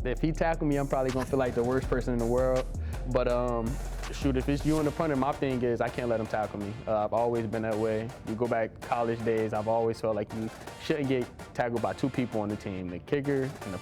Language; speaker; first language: English; native; English